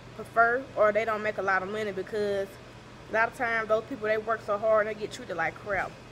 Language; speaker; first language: English; native; English